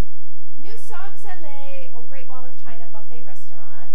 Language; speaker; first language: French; early bilingual, heritage; English